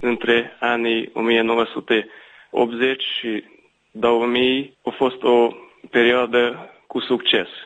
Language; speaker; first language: Romanian; early bilingual, heritage; Romanian